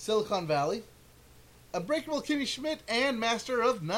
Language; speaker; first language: English; native; English